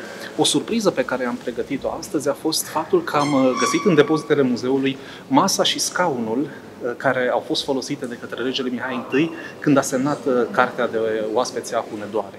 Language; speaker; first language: Romanian; native; Romanian